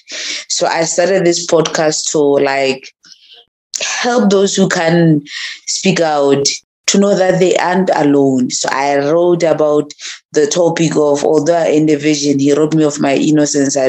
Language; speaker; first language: English; non-native, local second language; Tswana